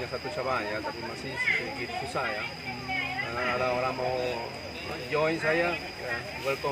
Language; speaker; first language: Indonesian; non-native, learner; Spanish